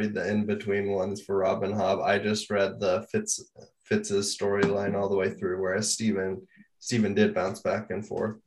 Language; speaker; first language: English; native; English